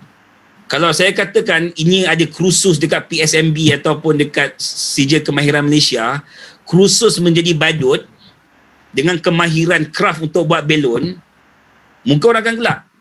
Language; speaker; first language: Malay; native; Malay